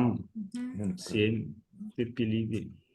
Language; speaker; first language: Russian; non-native, fluent; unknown